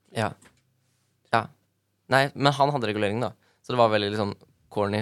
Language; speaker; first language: Norwegian; native; Norwegian